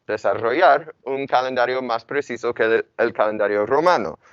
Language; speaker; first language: Spanish; non-native, fluent; English